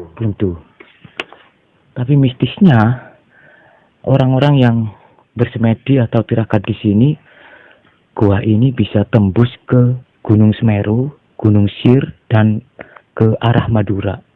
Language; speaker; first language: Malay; non-native, local second language; Javanese